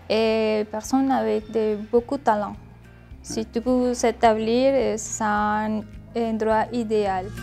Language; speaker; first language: French; non-native, learner; Spanish